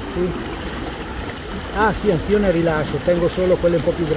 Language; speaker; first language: Italian; native; Italian